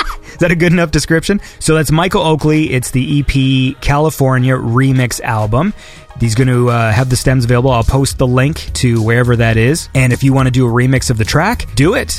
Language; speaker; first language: English; native; English